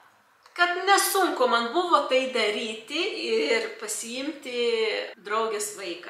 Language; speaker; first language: Lithuanian; non-native, local second language; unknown